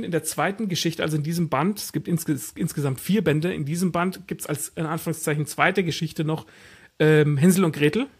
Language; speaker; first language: German; native; German